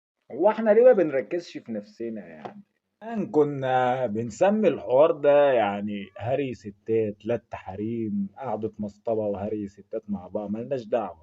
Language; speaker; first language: Arabic; native; Arabic